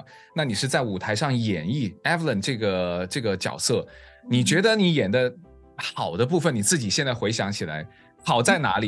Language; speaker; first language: Chinese; native; Chinese